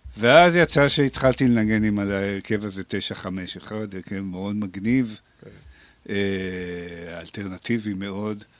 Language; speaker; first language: Hebrew; native; Hebrew